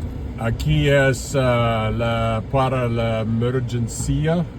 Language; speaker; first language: Spanish; non-native, learner; English